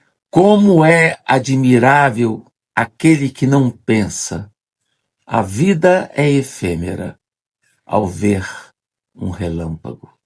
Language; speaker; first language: Portuguese; native; Portuguese